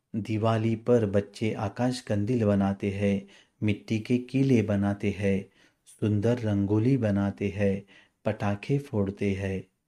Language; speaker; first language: Hindi; non-native, local second language; Marathi